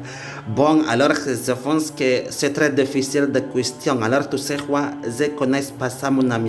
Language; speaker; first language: French; non-native, learner; Indonesian